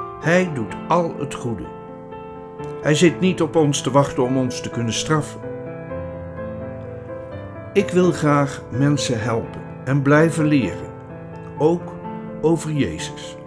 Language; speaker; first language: Dutch; non-native, fluent; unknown